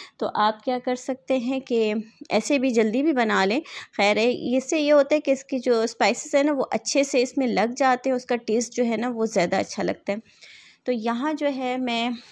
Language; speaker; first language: Urdu; native; Urdu